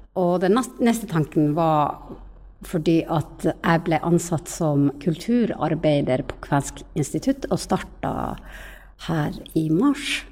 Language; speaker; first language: Norwegian; non-native, fluent; Finnish